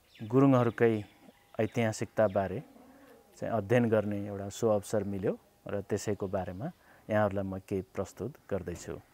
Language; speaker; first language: Nepali; native; Nepali